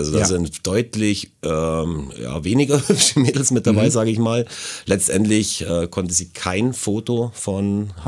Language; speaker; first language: German; native; German